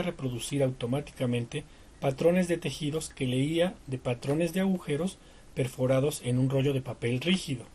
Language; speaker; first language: Spanish; native; Spanish